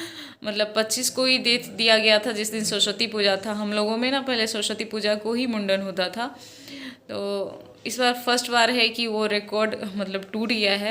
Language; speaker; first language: Hindi; non-native, local second language; Maithili